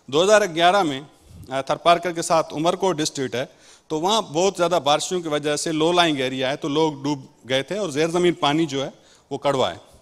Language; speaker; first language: Urdu; non-native, local second language; Sindhi